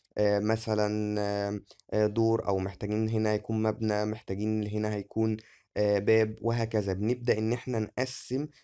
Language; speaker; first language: Arabic; native; Arabic